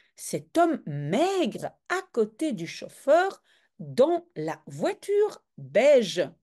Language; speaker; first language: French; native; French